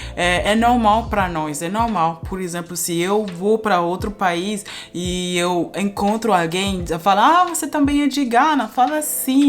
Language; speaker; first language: Portuguese; non-native, fluent; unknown